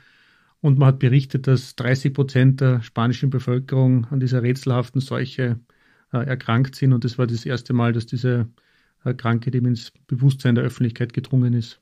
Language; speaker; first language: German; native; German